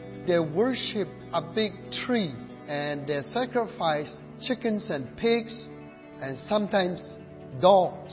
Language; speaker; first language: English; non-native, learner; Burmese